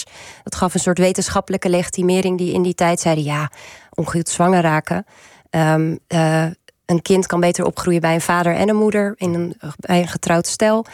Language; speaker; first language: Dutch; native; Dutch